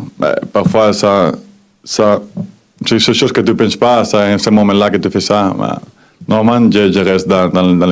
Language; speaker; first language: French; non-native, fluent; Spanish